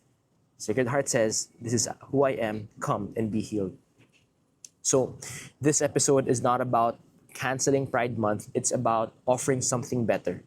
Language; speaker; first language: English; non-native, local second language; Filipino